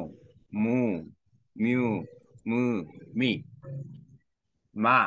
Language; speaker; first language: Vietnamese; non-native, learner; Korean